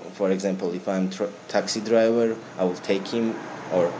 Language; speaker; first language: English; non-native, learner; Georgian